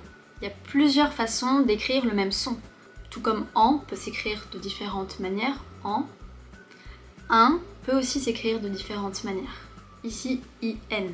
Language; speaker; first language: French; native; French